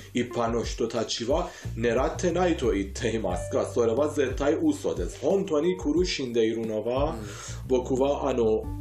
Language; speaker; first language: Japanese; non-native, fluent; Persian